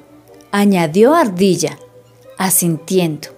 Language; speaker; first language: Spanish; native; Spanish